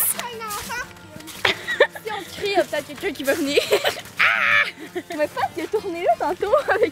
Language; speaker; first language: French; native; French